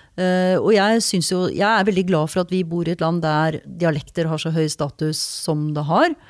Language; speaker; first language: Norwegian; native; Norwegian